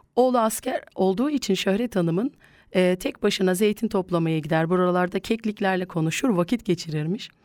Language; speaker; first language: Turkish; native; Turkish